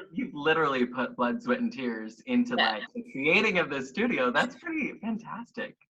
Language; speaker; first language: English; native; English